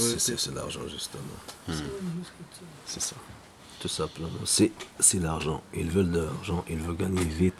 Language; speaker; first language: French; non-native, local second language; Arabic